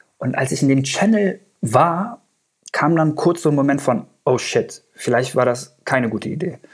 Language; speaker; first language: German; early bilingual, other home language; Persian